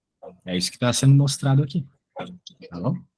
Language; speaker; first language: Portuguese; native; Portuguese